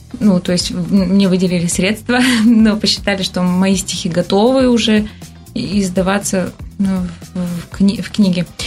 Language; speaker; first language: Russian; non-native, local second language; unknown